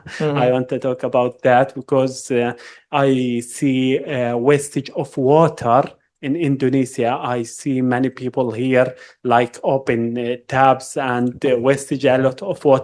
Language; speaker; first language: English; non-native, learner; Arabic